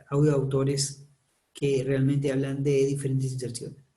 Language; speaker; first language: Spanish; native; Spanish